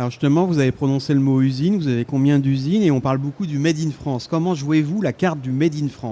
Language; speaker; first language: French; native; French